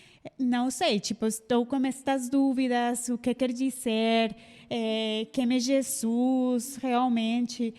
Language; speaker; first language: Portuguese; non-native, fluent; Spanish